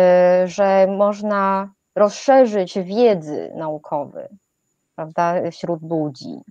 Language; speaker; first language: Polish; non-native, fluent; Chinese